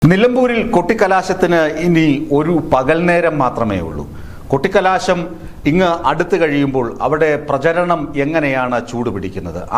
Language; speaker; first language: Malayalam; native; Malayalam